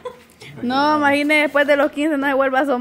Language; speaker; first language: Spanish; native; Spanish